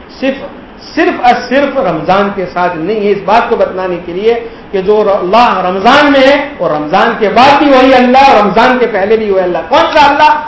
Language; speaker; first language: Urdu; non-native, local second language; Gujarati